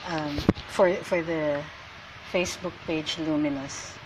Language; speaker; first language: English; non-native, local second language; Filipino